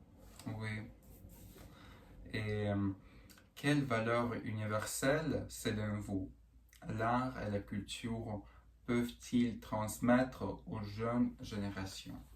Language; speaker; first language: French; non-native, learner; Russian